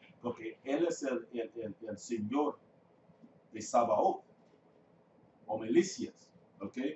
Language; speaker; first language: Spanish; non-native, fluent; English